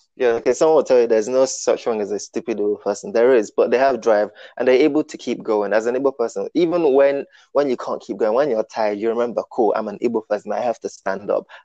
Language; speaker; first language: English; non-native, local second language; Igbo